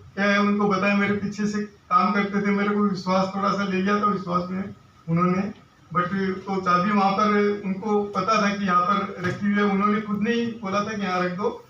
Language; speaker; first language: Hindi; non-native, local second language; Marathi